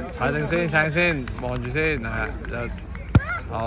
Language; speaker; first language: Chinese; native; Chinese